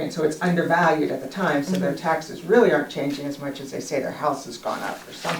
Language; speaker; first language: English; native; English